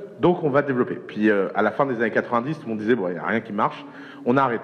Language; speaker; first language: French; native; French